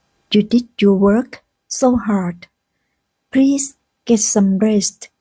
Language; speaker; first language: English; non-native, learner; Thai